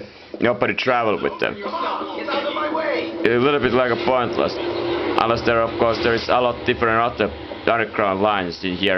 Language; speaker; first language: English; non-native, fluent; Italian